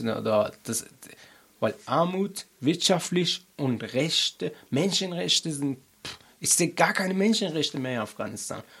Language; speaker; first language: German; non-native, learner; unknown